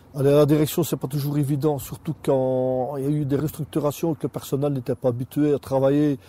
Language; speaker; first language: French; native; French